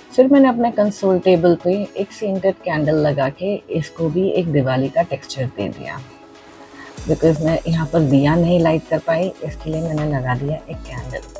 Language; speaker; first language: Hindi; non-native, local second language; Marathi